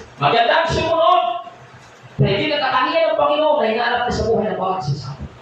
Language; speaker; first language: Filipino; non-native, local second language; Cebuano